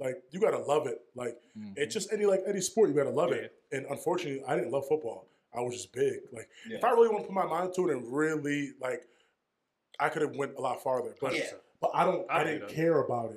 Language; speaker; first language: English; native; English